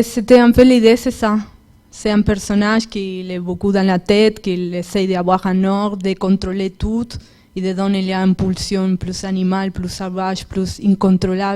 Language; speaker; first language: French; non-native, fluent; Spanish